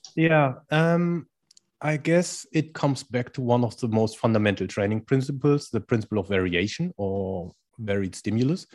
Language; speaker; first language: English; non-native, fluent; German